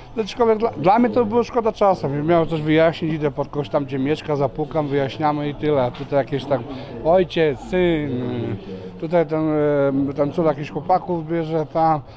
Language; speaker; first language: Polish; non-native, fluent; Serbian